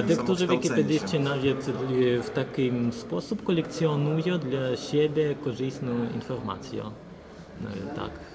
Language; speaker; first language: Polish; non-native, learner; Ukrainian